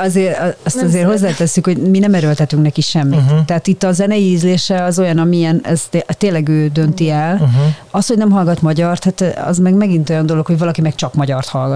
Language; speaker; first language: Hungarian; native; Hungarian